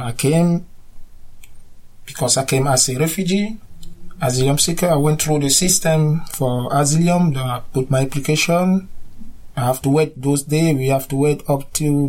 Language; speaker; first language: English; non-native, learner; French